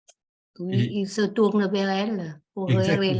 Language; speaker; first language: French; non-native, learner; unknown